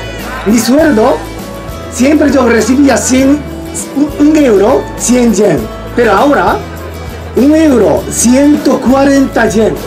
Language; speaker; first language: Spanish; non-native, learner; Japanese